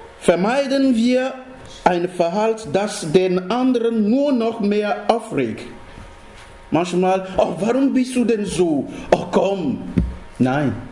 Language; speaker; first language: German; non-native, fluent; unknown